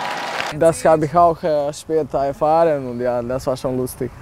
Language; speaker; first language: German; non-native, fluent; Serbian